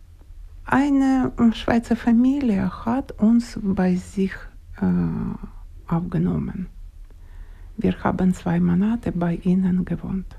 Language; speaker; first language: German; non-native, learner; Ukrainian